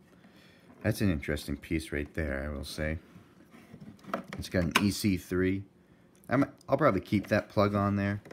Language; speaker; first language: English; native; English